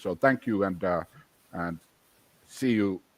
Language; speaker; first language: English; non-native, fluent; Finnish